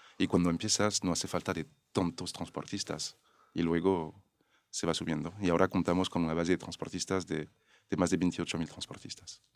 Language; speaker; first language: Spanish; non-native, fluent; French